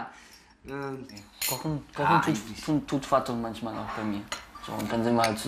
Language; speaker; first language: German; early bilingual, other home language; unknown